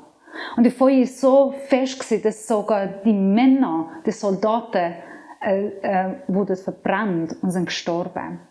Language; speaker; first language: German; non-native, fluent; Persian